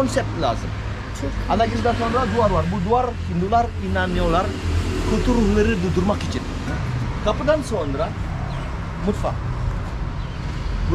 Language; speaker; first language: Turkish; non-native, learner; Indonesian